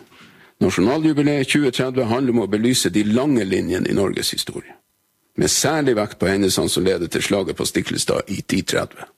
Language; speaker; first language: Norwegian; native; Norwegian